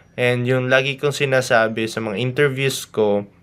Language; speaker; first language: Filipino; native; Filipino